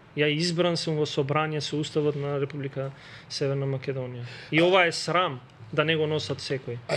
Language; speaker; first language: Macedonian; non-native, local second language; Albanian